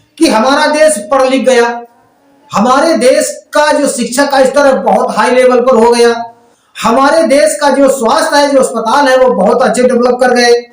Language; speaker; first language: Hindi; native; Hindi